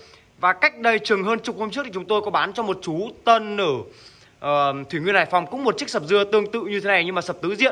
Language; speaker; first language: Vietnamese; native; Vietnamese